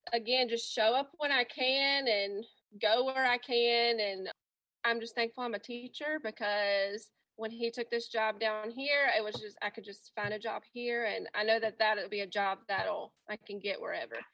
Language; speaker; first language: English; native; English